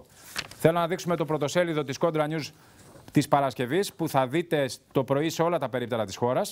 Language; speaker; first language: Greek; native; Greek